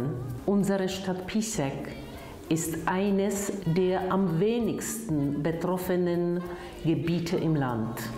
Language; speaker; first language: German; non-native, fluent; Czech